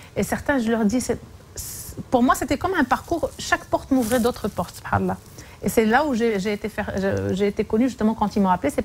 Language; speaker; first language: French; non-native, local second language; Arabic